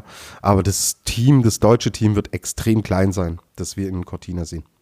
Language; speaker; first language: German; native; German